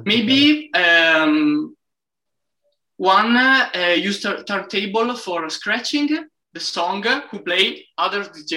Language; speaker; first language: English; non-native, learner; Italian